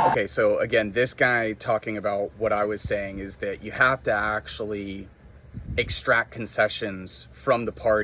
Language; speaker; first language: English; native; English